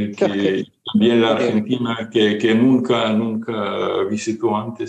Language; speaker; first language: Spanish; non-native, fluent; Ukrainian